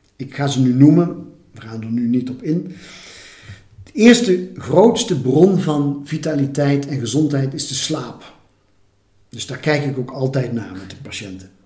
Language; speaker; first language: Dutch; native; Dutch